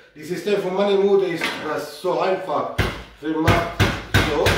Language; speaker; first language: German; non-native, learner; Italian